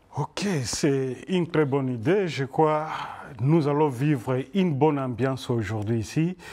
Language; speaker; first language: French; non-native, local second language; Swahili